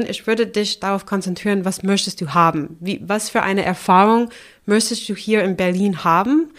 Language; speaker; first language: German; non-native, fluent; English